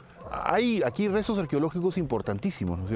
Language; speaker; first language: Spanish; native; Spanish